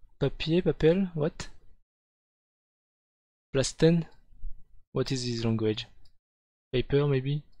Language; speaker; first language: English; non-native, learner; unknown